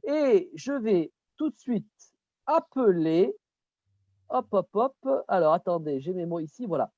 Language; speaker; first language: French; native; French